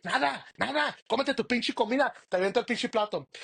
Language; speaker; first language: Spanish; early bilingual, other home language; English